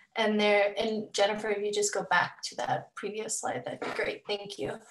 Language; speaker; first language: English; native; English